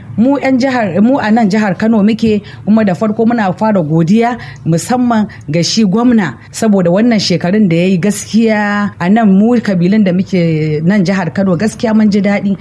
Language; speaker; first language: Hausa; non-native, local second language; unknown